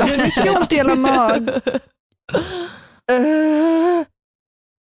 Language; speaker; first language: Swedish; native; Swedish